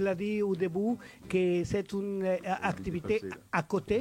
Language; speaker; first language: French; non-native, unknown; Spanish